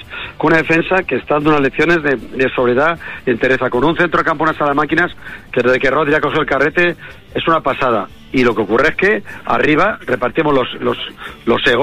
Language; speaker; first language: Spanish; native; Spanish